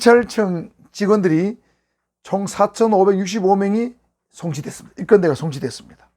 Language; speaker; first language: Korean; native; Korean